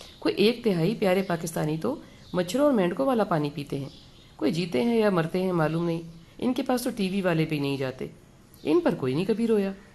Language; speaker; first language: Urdu; native; Urdu